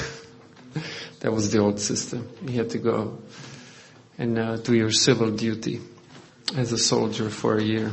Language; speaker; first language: English; non-native, fluent; Croatian